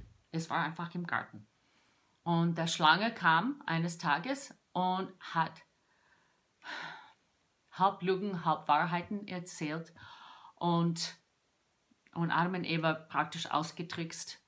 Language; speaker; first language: German; non-native, fluent; English